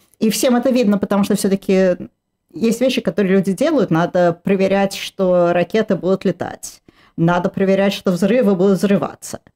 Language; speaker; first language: Russian; early bilingual, heritage; Russian